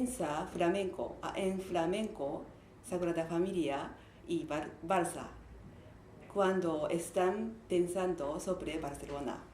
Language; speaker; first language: Spanish; non-native, learner; Japanese